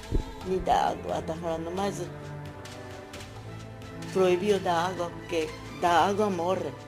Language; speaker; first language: Portuguese; non-native, learner; Japanese